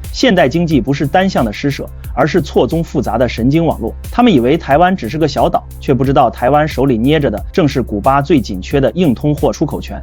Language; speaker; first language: Chinese; native; Chinese